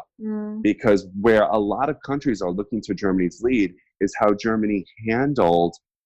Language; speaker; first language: English; native; English